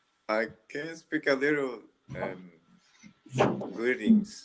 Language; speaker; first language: English; non-native, learner; Portuguese